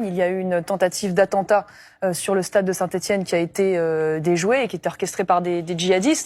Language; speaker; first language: French; native; French